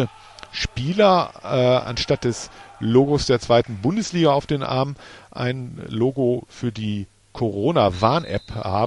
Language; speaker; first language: German; native; German